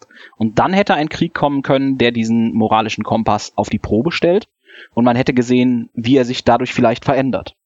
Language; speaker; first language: German; native; German